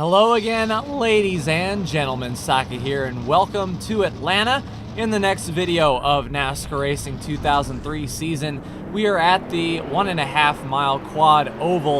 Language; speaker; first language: English; native; English